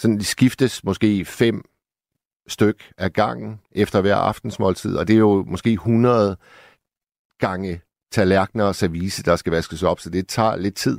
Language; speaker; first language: Danish; native; Danish